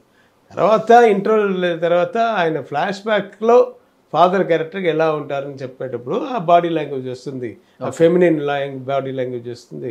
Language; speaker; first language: Telugu; non-native, learner; Tamil